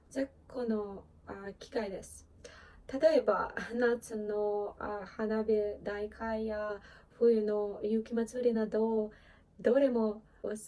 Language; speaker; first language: Japanese; non-native, fluent; Ukrainian